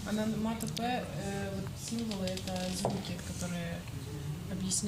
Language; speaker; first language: Russian; native; Russian